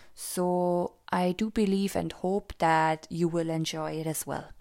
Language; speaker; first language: English; non-native, fluent; German